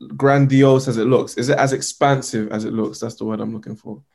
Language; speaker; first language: English; native; English